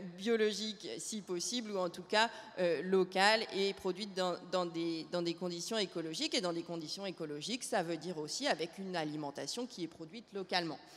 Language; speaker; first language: French; native; French